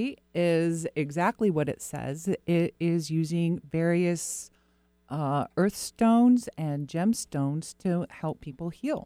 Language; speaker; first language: English; native; English